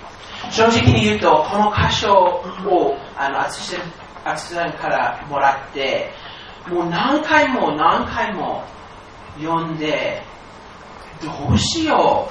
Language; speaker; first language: Japanese; non-native, fluent; English